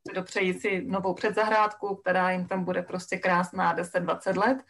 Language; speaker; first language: Czech; native; Czech